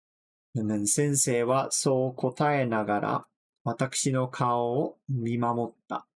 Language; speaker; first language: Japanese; non-native, fluent; English